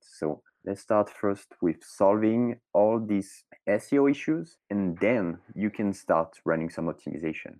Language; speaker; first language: English; non-native, fluent; French